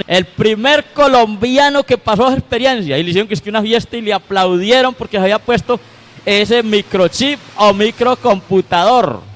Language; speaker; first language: Spanish; native; Spanish